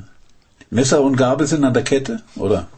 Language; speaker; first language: German; native; German